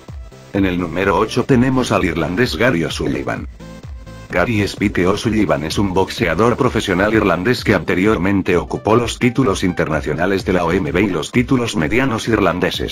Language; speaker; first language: Spanish; native; Spanish